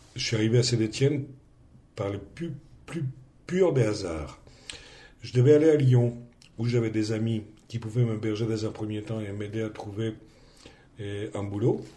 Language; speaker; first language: French; non-native, fluent; Greek